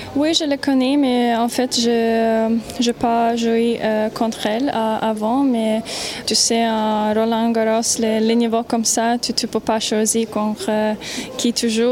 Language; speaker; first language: French; non-native, learner; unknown